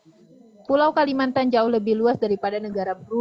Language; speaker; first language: Indonesian; native; Indonesian